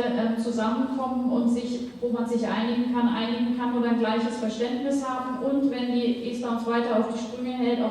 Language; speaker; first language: German; native; German